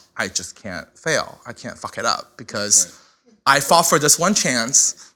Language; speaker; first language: English; non-native, fluent; Chinese